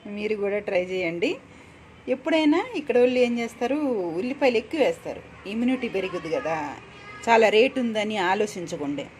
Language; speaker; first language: Telugu; non-native, local second language; Urdu